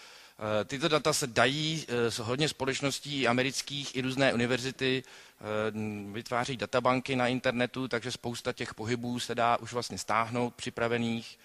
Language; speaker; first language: Czech; native; Czech